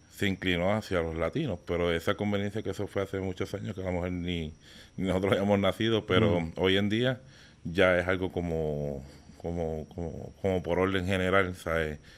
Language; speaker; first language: Spanish; native; Spanish